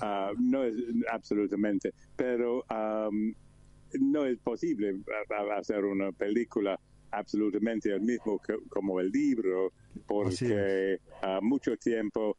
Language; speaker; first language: Spanish; non-native, learner; English